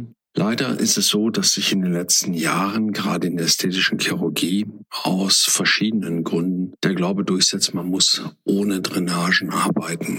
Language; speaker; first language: German; native; German